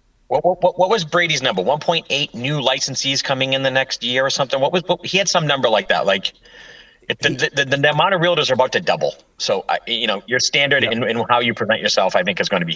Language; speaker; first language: English; native; English